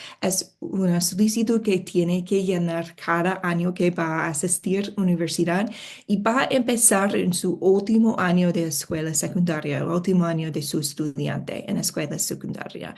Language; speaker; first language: Spanish; non-native, fluent; English